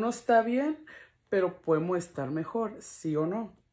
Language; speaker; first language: Spanish; early bilingual, heritage; Spanish